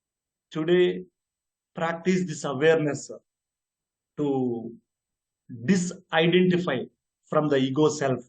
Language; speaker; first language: English; non-native, local second language; Telugu